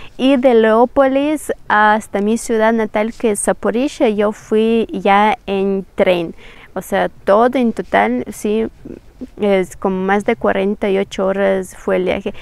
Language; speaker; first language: Spanish; non-native, fluent; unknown